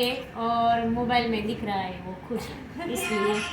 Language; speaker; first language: Hindi; non-native, local second language; Gujarati